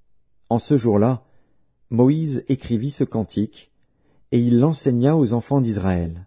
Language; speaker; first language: French; native; French